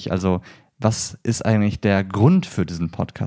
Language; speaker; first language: German; native; German